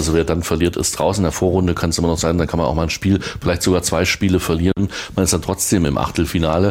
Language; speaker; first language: German; native; German